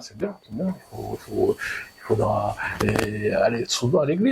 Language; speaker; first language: French; non-native, fluent; Kinyarwanda